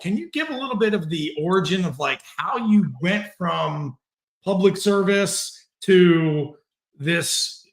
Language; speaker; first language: English; native; English